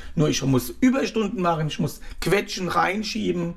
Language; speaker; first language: German; native; German